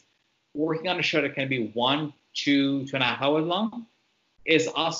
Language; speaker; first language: English; non-native, fluent; French